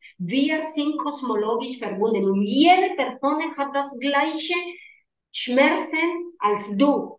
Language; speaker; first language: German; non-native, learner; Spanish